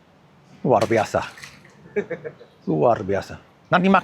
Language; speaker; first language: Indonesian; non-native, learner; English